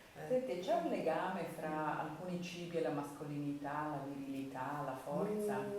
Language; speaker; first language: Italian; native; Italian